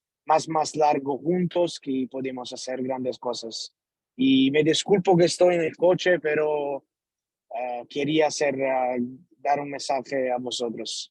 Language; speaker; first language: Spanish; non-native, learner; Italian